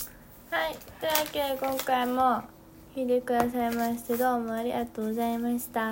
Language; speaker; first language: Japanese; early bilingual, other home language; Korean